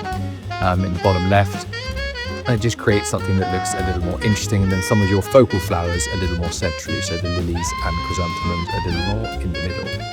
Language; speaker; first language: English; native; English